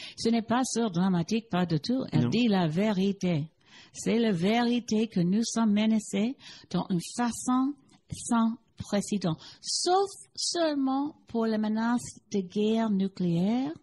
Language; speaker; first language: French; non-native, learner; English